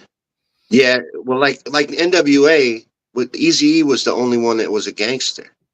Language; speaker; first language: English; native; English